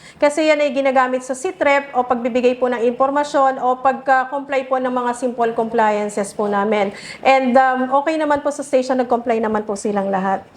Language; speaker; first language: Filipino; native; Filipino